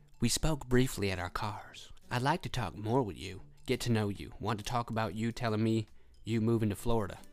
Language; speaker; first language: English; native; English